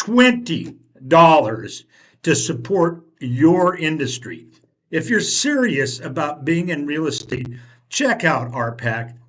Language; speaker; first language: English; native; English